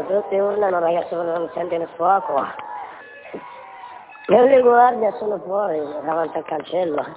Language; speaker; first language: Italian; non-native, learner; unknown